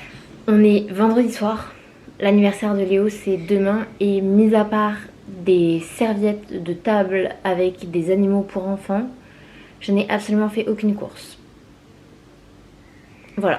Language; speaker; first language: French; native; French